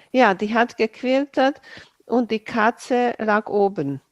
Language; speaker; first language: German; non-native, fluent; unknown